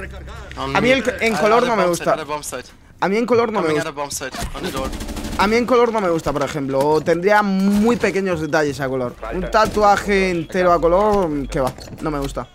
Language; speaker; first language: Spanish; native; Spanish